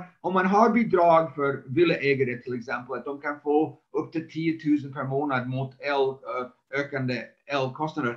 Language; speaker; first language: Swedish; non-native, fluent; English